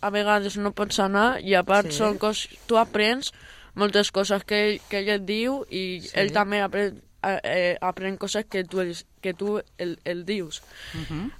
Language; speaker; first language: Catalan; non-native, local second language; Spanish